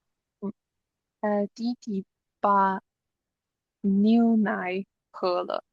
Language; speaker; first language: Chinese; non-native, learner; English